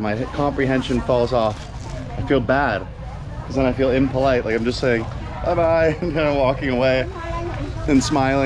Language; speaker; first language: English; native; English